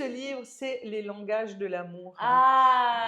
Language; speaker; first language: French; native; French